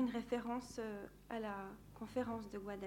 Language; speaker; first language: Spanish; non-native, learner; French